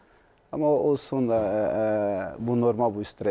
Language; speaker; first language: Turkish; non-native, learner; Portuguese